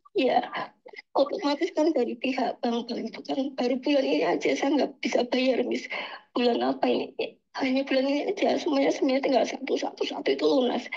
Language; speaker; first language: Indonesian; native; Indonesian